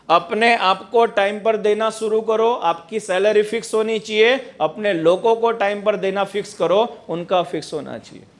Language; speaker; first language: Hindi; non-native, local second language; Gujarati